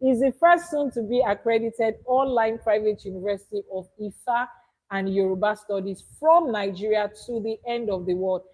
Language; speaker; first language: English; non-native, local second language; Yoruba